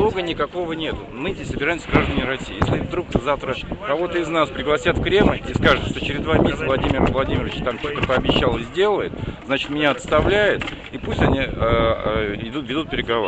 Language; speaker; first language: Russian; native; Russian